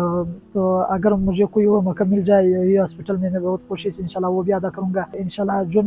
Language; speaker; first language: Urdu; non-native, local second language; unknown